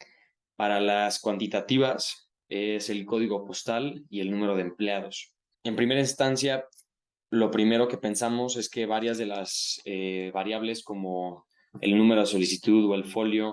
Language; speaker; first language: Spanish; native; Spanish